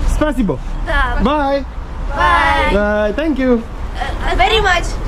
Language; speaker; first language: English; non-native, local second language; Tamil